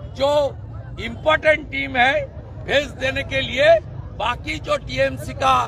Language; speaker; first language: Hindi; non-native, local second language; Bangla